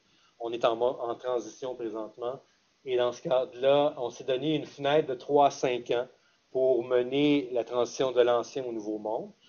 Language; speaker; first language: French; native; French